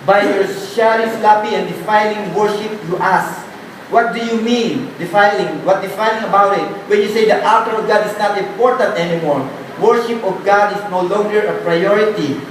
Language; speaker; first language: English; non-native, local second language; Filipino